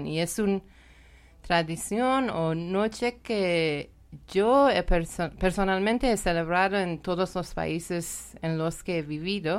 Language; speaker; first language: Spanish; non-native, learner; Persian